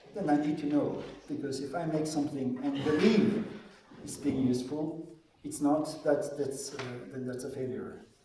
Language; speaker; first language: English; non-native, fluent; Norwegian